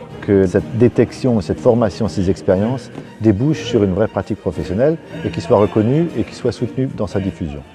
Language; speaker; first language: French; native; French